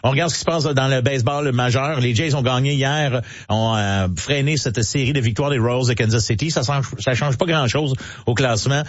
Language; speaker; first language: French; native; French